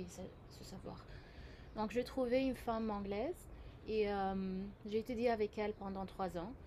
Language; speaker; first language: French; non-native, fluent; Arabic